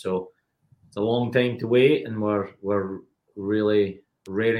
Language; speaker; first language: English; native; English